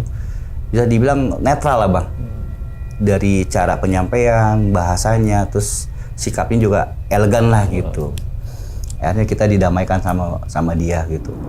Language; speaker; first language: Indonesian; native; Indonesian